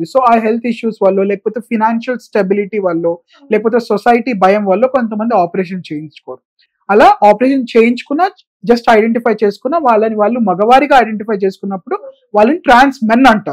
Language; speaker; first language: Telugu; native; Telugu